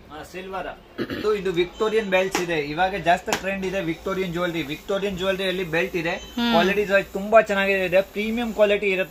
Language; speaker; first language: Kannada; non-native, local second language; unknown